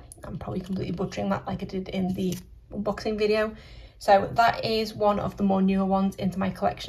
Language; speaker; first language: English; native; English